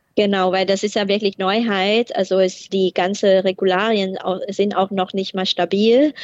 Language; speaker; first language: German; non-native, fluent; Thai